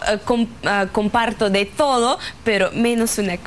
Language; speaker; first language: Spanish; non-native, fluent; Russian